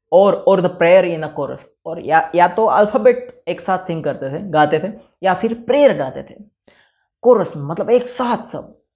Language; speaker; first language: Hindi; non-native, local second language; Gujarati